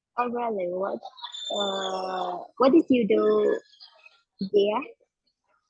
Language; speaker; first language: English; non-native, learner; Vietnamese